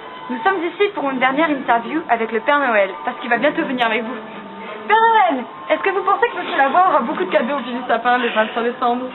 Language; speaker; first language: French; native; French